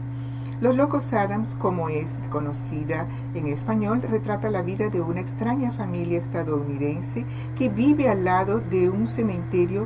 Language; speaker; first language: Spanish; non-native, fluent; Portuguese